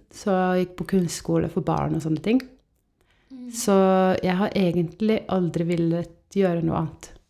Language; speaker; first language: Norwegian; non-native, fluent; Estonian